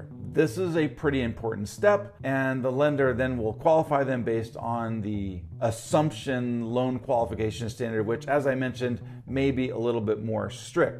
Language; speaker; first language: English; native; English